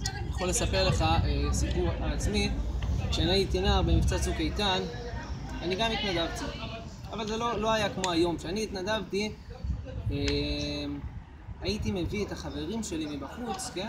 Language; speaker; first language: Hebrew; native; Hebrew